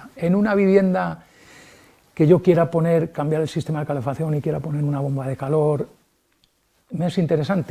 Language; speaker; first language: Spanish; native; Spanish